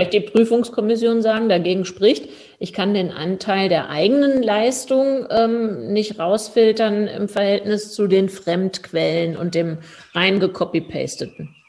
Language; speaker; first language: German; native; German